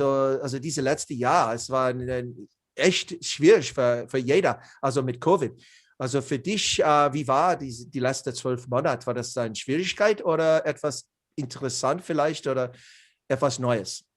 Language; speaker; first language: German; non-native, learner; English